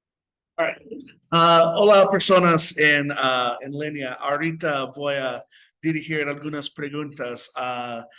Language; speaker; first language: Spanish; non-native, fluent; English